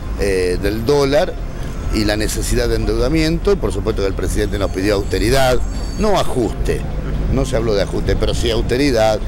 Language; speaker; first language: Spanish; native; Spanish